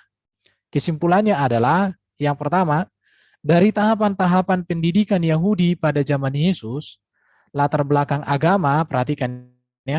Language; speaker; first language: Indonesian; native; Indonesian